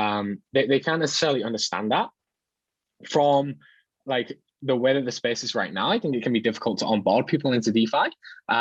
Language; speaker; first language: English; native; English